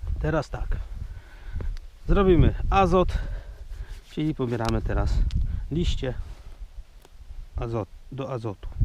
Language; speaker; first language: Polish; native; Polish